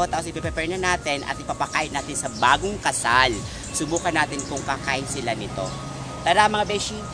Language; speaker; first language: Filipino; non-native, local second language; Bikol